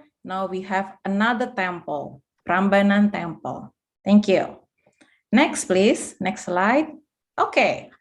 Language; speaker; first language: English; non-native, fluent; Indonesian